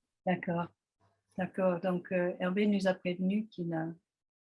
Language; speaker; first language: French; non-native, fluent; English